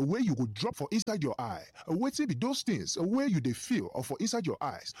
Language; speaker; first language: Nigerian Pidgin; non-native, local second language; Igbo